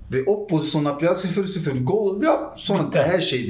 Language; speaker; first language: Turkish; non-native, learner; Portuguese